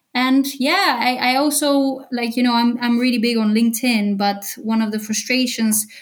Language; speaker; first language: English; non-native, fluent; Bulgarian